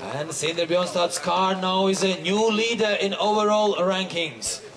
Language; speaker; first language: English; non-native, fluent; Latvian